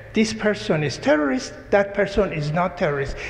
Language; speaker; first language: English; non-native, fluent; Persian